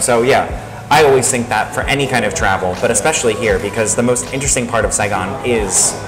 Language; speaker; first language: English; native; English